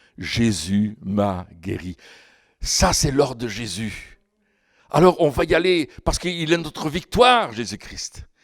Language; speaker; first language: French; native; French